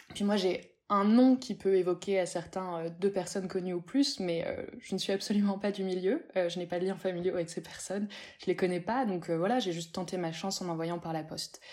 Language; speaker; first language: French; native; French